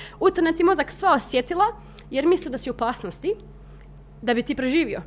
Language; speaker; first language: Bosnian; native; Bosnian